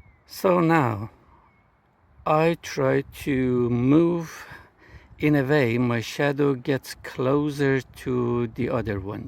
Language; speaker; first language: English; non-native, fluent; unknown